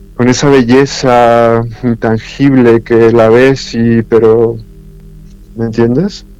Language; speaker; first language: Spanish; native; Spanish